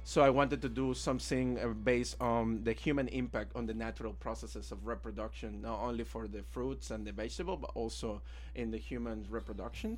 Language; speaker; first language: English; non-native, fluent; Spanish